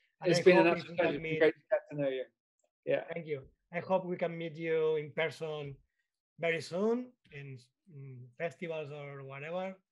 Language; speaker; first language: English; non-native, learner; Spanish